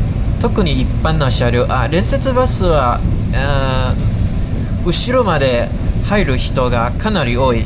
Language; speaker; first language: Japanese; non-native, fluent; English